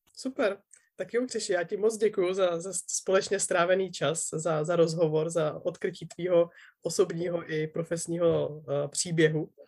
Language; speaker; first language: Czech; native; Czech